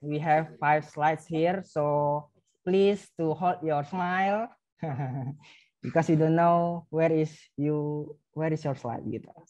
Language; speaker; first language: English; non-native, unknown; Indonesian